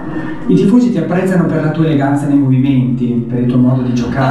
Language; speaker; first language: Italian; native; Italian